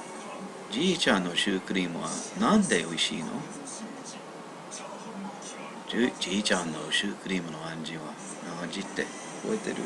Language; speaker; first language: Japanese; non-native, learner; English